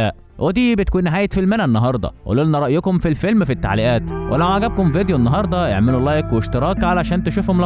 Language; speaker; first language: Arabic; native; Arabic